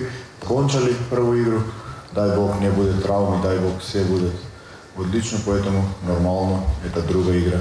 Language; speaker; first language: Russian; non-native, learner; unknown